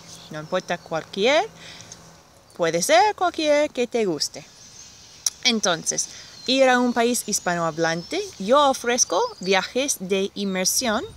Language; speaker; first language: Spanish; non-native, fluent; English